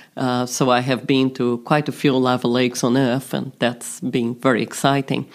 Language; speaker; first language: English; non-native, fluent; Portuguese